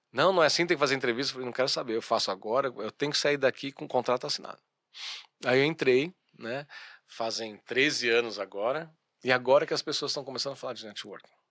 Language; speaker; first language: Portuguese; native; Portuguese